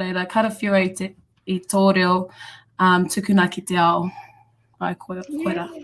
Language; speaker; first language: Māori; non-native, local second language; English